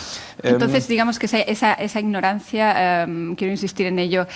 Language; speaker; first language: Spanish; native; Spanish